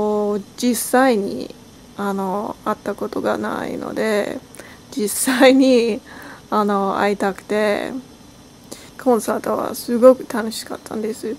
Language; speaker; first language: Japanese; non-native, learner; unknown